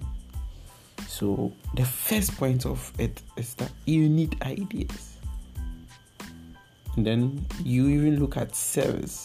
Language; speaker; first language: English; non-native, local second language; Akan